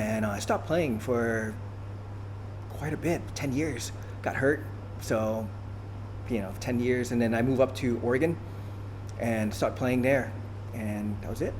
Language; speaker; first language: English; early bilingual, other home language; Thai